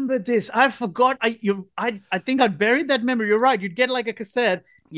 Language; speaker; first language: English; non-native, local second language; Sinhala